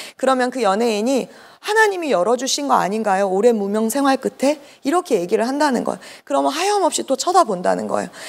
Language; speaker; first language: Korean; native; Korean